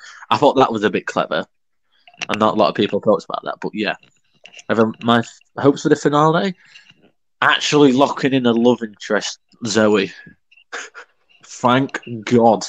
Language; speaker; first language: English; native; English